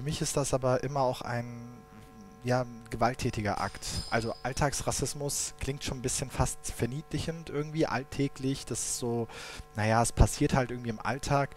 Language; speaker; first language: German; early bilingual, other home language; Kurdish